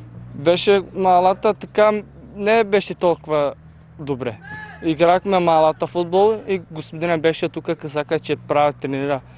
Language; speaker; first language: Bulgarian; non-native, local second language; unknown